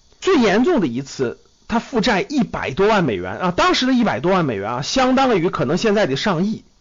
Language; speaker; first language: Chinese; native; Chinese